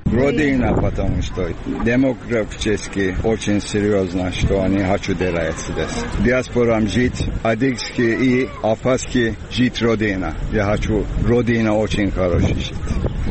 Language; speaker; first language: Russian; non-native, learner; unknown